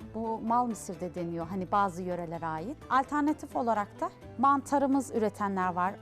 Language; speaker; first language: Turkish; native; Turkish